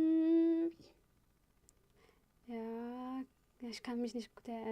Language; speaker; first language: German; non-native, fluent; Arabic